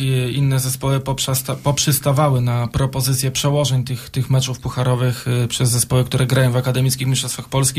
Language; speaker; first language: Polish; native; Polish